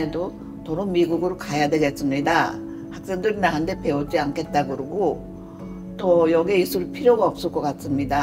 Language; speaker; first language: Korean; early bilingual, heritage; Korean